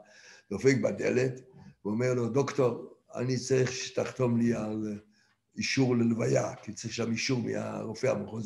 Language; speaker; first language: Hebrew; non-native, fluent; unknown